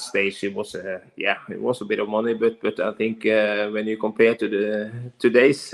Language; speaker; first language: English; non-native, fluent; Norwegian